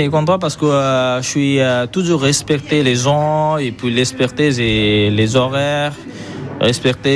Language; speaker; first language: French; non-native, learner; Bangla